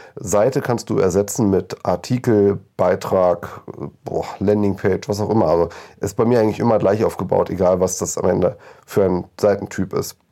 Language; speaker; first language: German; native; German